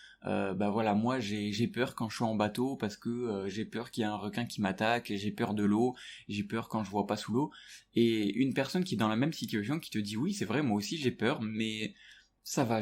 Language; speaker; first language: French; native; French